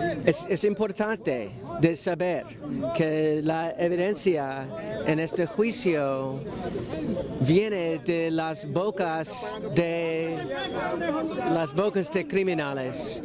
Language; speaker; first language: Spanish; non-native, learner; English